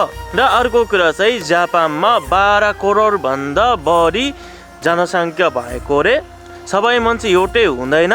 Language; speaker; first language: Nepali; non-native, fluent; Japanese